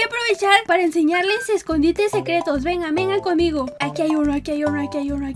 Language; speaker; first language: Spanish; native; Spanish